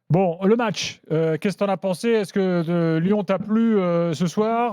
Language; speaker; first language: French; native; French